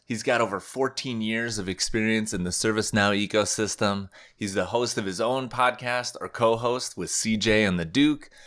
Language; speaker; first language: English; native; English